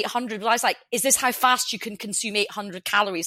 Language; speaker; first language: English; native; English